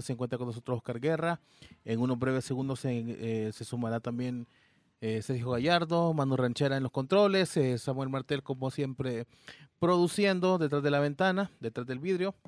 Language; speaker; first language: Spanish; native; Spanish